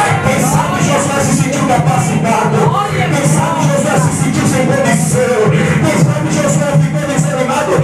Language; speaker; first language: Portuguese; native; Portuguese